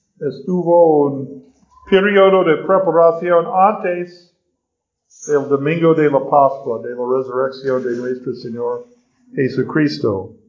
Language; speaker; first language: Spanish; non-native, learner; English